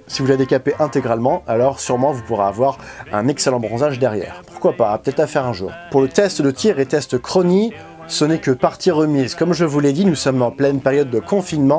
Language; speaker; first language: French; native; French